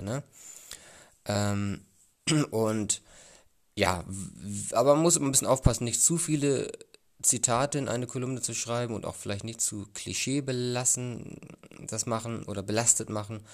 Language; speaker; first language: German; native; German